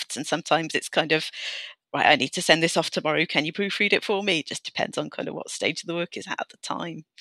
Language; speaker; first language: English; native; English